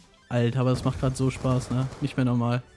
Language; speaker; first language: German; native; German